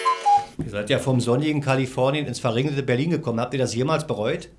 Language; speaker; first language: German; native; German